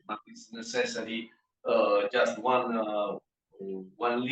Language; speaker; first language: English; non-native, learner; Italian